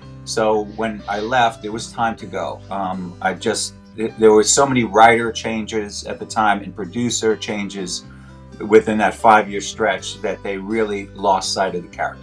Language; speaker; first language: English; native; English